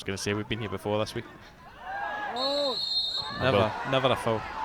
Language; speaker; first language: English; native; English